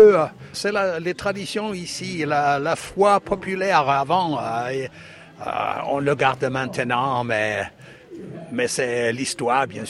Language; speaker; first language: French; non-native, fluent; Danish